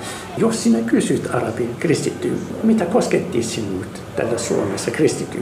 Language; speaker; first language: Finnish; non-native, fluent; Arabic